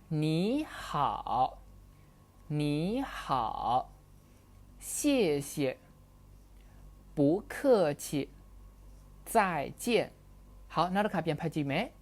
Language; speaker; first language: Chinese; non-native, fluent; Burmese